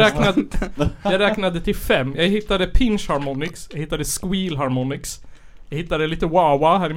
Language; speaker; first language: Swedish; native; Swedish